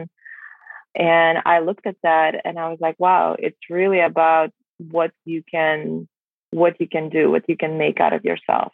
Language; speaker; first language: English; non-native, fluent; Russian